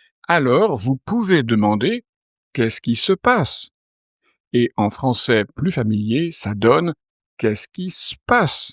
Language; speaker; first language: French; native; French